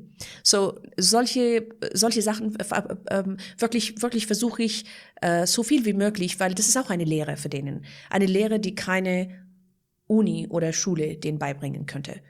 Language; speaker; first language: German; non-native, fluent; Persian